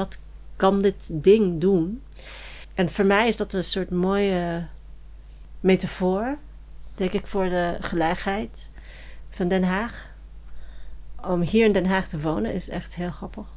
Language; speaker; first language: Dutch; non-native, fluent; English